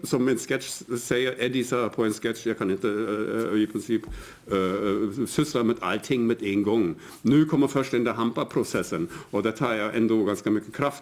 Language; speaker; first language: Swedish; non-native, fluent; German